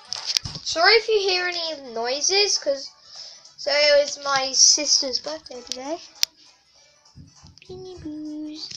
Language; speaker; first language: English; native; English